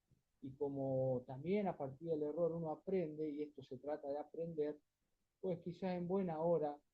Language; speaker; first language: Spanish; native; Spanish